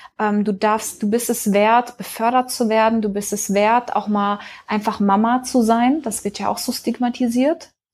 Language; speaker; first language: German; early bilingual, heritage; German